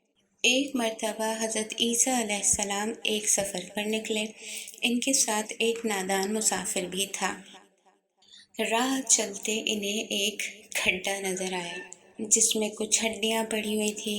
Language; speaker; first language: Urdu; native; Urdu